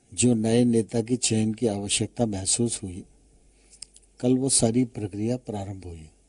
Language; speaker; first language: Hindi; native; Hindi